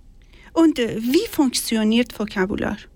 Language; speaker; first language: German; non-native, learner; Persian